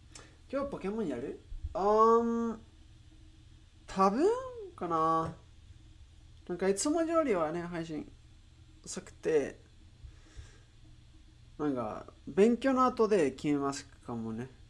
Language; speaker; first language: Japanese; non-native, learner; Spanish